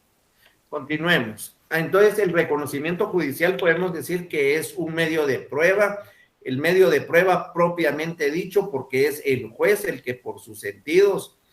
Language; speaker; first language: Spanish; native; Spanish